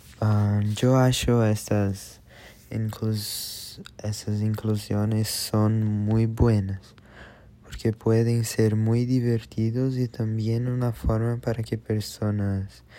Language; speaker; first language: Spanish; non-native, learner; Portuguese